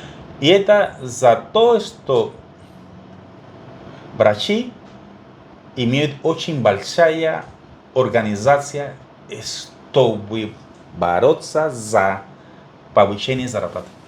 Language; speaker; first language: Russian; non-native, fluent; Spanish